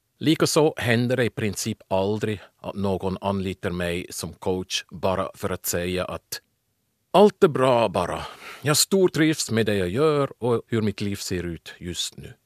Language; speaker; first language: Swedish; non-native, fluent; German